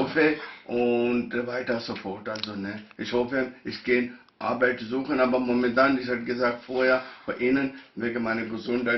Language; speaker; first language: German; non-native, learner; Urdu